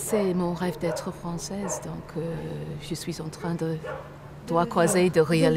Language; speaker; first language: French; non-native, fluent; English